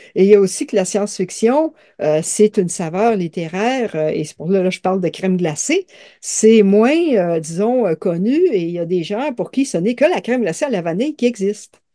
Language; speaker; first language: French; native; French